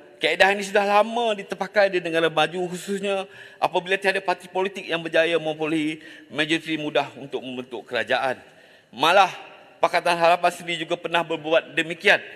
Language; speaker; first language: Malay; native; Malay